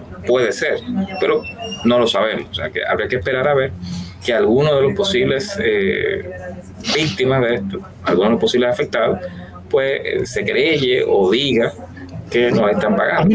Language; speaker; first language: Spanish; native; Spanish